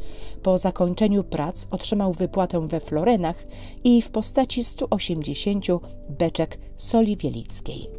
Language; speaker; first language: Polish; native; Polish